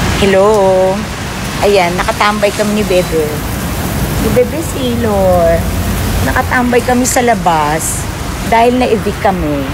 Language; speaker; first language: Filipino; native; Filipino